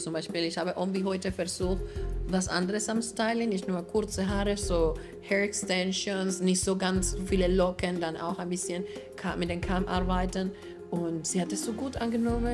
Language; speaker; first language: German; non-native, fluent; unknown